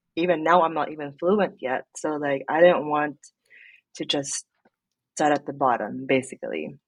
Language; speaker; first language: English; non-native, local second language; Filipino